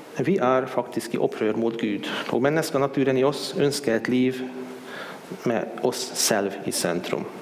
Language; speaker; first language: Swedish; non-native, fluent; Hungarian